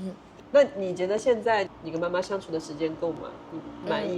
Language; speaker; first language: Chinese; native; Chinese